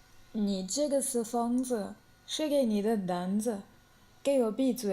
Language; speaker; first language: Chinese; non-native, learner; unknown